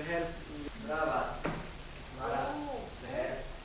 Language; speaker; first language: Swedish; non-native, learner; Spanish